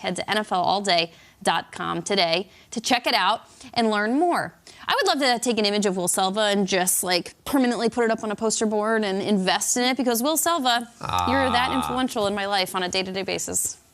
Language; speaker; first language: English; native; English